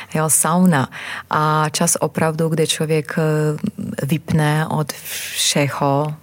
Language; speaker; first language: Czech; non-native, fluent; Croatian